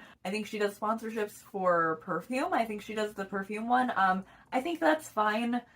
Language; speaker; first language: English; native; English